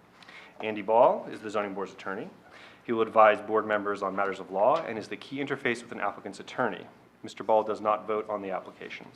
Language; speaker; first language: English; native; English